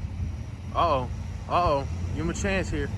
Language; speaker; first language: English; native; English